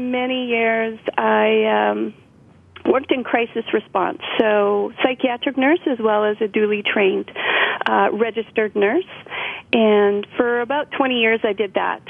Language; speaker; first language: English; native; English